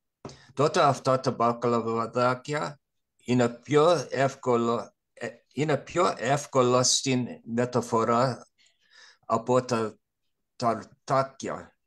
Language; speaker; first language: Greek; non-native, learner; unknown